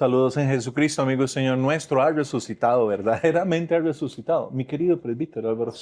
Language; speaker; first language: Spanish; native; Spanish